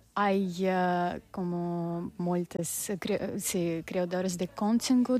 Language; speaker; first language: Catalan; non-native, learner; Russian